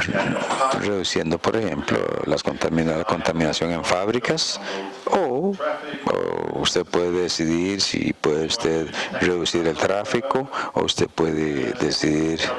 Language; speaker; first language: Spanish; non-native, fluent; German